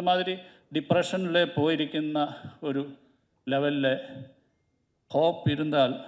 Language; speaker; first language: Tamil; non-native, learner; Malayalam